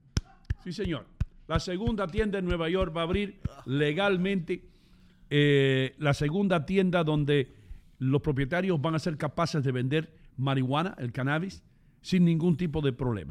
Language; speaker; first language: Spanish; native; Spanish